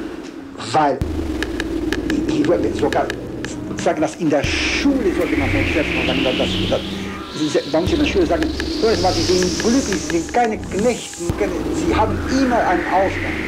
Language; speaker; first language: German; non-native, fluent; Romanian